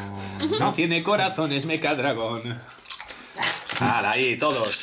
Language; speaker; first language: Spanish; native; Spanish